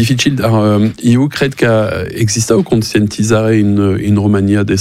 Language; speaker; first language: Romanian; non-native, learner; French